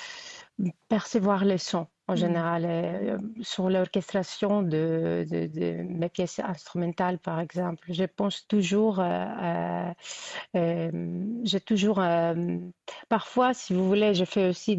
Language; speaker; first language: French; non-native, fluent; Greek